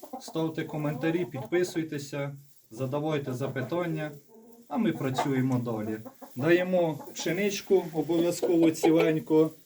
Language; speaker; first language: Ukrainian; native; Ukrainian